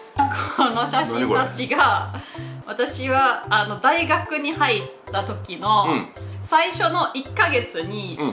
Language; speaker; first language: Japanese; non-native, fluent; German